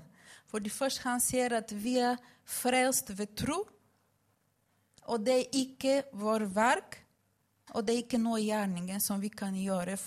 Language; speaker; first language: Swedish; non-native, fluent; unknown